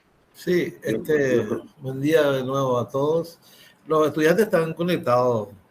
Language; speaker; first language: Spanish; native; Spanish